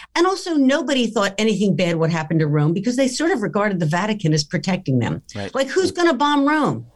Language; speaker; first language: English; early bilingual, other home language; Italian